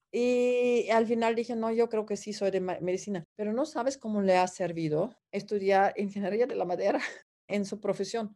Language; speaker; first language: Spanish; non-native, fluent; German